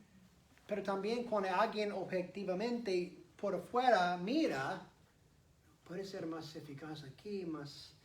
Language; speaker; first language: Spanish; non-native, fluent; English